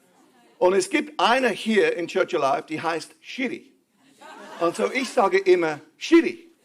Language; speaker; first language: German; non-native, fluent; English